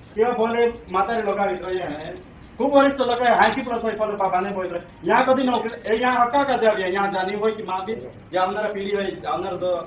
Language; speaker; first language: Marathi; non-native, local second language; Bhili